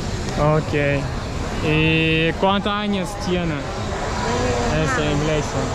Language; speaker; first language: Spanish; non-native, learner; Russian